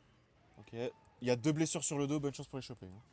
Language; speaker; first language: French; native; French